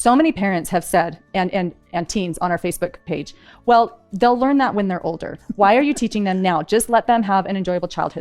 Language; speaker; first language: English; native; English